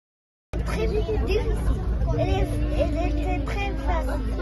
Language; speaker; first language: French; non-native, local second language; Arabic